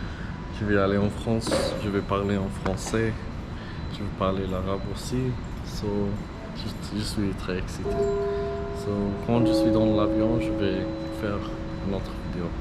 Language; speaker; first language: French; non-native, learner; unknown